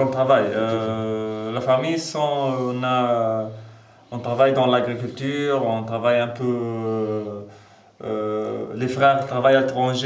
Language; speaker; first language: French; non-native, local second language; Arabic